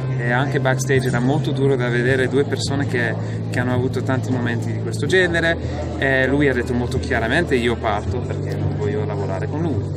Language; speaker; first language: Italian; non-native, fluent; French